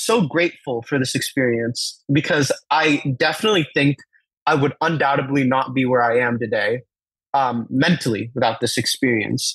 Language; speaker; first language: English; early bilingual, other home language; Telugu